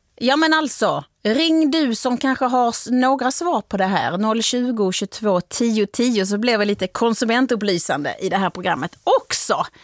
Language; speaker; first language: Swedish; native; Swedish